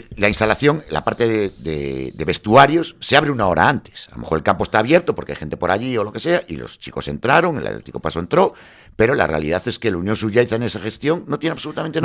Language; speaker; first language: Spanish; native; Spanish